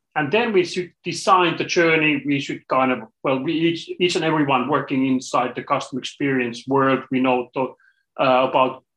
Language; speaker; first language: English; non-native, fluent; Finnish